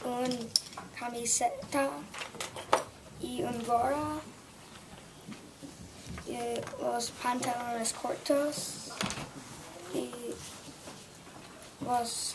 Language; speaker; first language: Spanish; non-native, learner; English